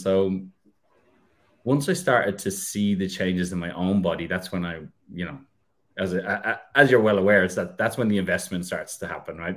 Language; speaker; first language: English; native; English